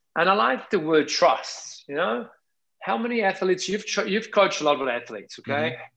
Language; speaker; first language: English; non-native, fluent; Italian